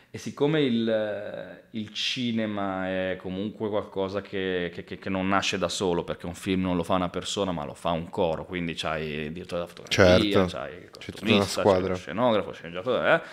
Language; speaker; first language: Italian; native; Italian